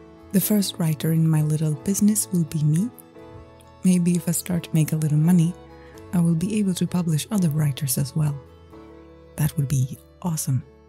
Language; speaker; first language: English; non-native, fluent; Swedish